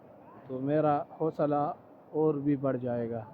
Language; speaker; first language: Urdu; non-native, local second language; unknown